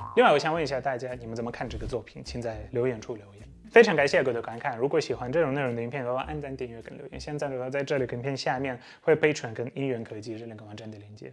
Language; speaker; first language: Chinese; native; Chinese